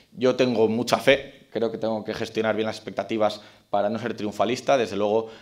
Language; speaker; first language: Spanish; native; Spanish